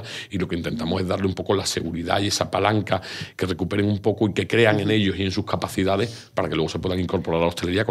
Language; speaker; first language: Spanish; native; Spanish